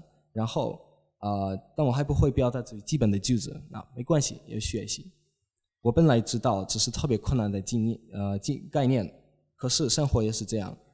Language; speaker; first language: Chinese; non-native, fluent; Polish